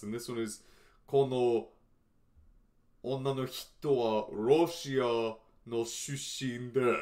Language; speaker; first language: Japanese; non-native, learner; English